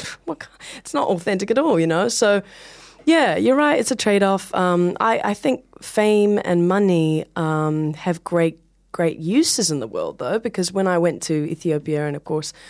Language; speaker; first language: English; native; English